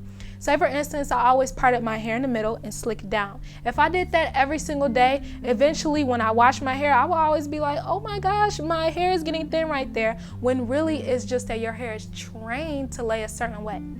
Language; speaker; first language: English; native; English